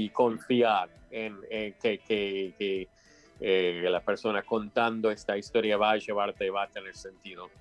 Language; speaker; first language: Spanish; non-native, fluent; English